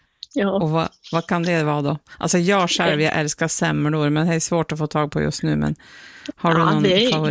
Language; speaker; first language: Swedish; native; Swedish